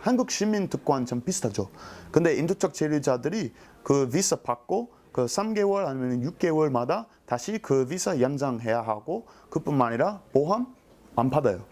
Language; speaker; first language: Korean; non-native, learner; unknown